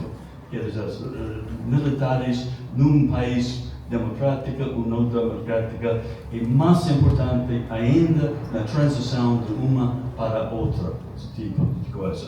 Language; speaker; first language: Portuguese; non-native, fluent; English